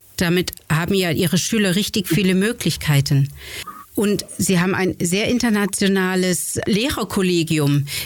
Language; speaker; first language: German; native; German